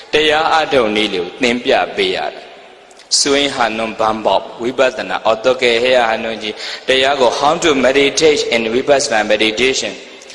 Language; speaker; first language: Burmese; native; Burmese